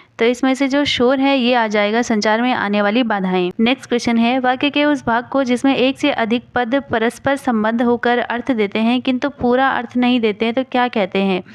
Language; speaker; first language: Hindi; native; Hindi